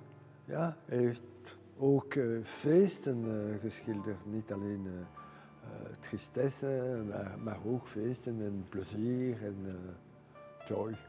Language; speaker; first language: Dutch; non-native, local second language; French